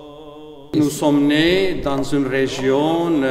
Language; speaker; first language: French; non-native, fluent; Aramaic